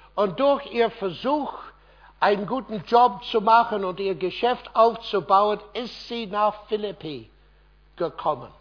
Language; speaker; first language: German; non-native, fluent; English